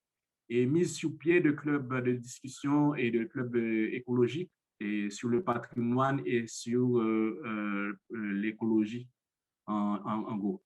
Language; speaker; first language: French; non-native, local second language; Haitian Creole